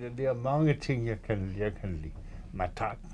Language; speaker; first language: Danish; non-native, fluent; French